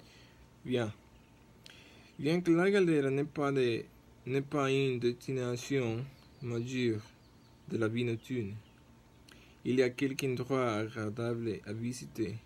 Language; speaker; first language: French; non-native, learner; Spanish